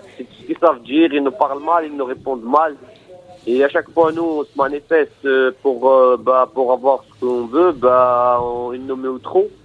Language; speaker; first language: French; non-native, local second language; Arabic